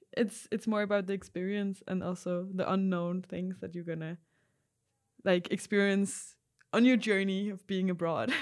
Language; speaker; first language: English; non-native, fluent; Danish